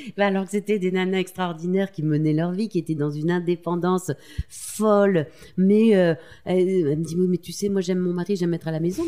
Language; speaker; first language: French; native; French